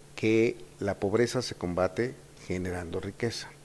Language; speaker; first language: Spanish; native; Spanish